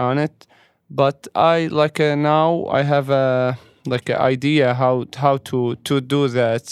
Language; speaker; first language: English; non-native, learner; Arabic